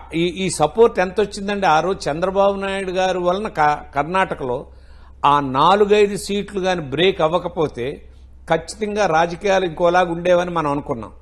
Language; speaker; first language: Telugu; native; Telugu